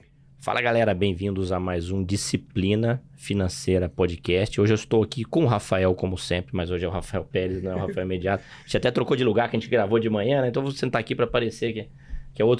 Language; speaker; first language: Portuguese; native; Portuguese